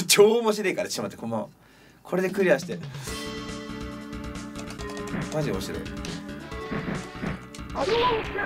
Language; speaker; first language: Japanese; native; Japanese